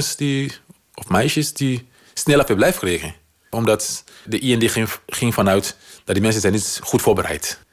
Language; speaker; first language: Dutch; non-native, fluent; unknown